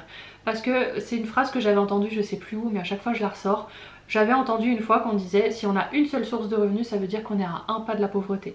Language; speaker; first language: French; native; French